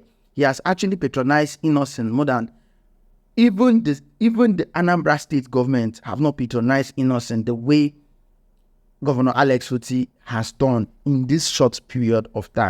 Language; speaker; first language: English; non-native, local second language; Igbo